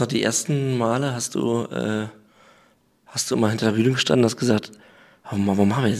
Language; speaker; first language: German; native; German